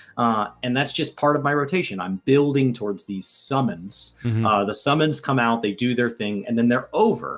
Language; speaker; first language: English; native; English